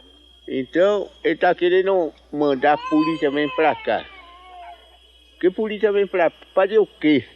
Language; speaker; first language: Portuguese; non-native, local second language; Kayapó